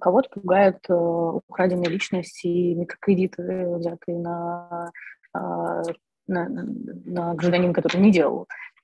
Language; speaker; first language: Russian; native; Russian